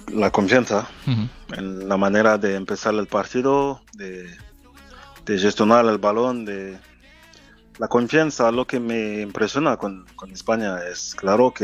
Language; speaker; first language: Spanish; non-native, fluent; French